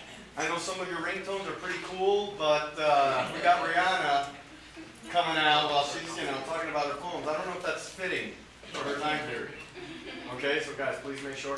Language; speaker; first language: English; native; English